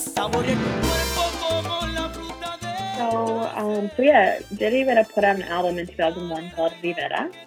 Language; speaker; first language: English; native; English